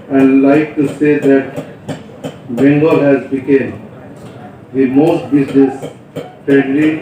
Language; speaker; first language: English; non-native, local second language; Bangla